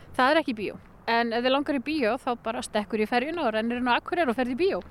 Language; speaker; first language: Icelandic; native; Icelandic